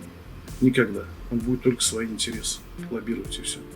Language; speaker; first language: Russian; native; Russian